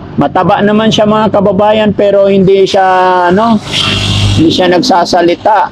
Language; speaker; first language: Filipino; native; Filipino